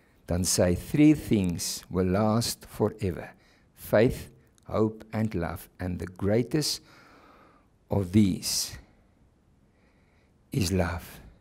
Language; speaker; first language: English; non-native, local second language; Afrikaans